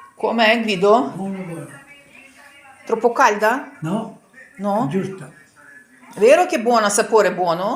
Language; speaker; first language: Italian; non-native, learner; Ukrainian